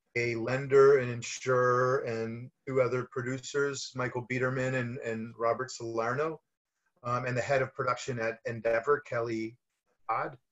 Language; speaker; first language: English; native; English